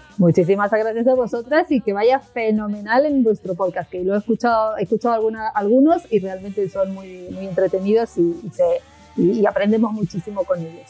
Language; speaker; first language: Spanish; native; Spanish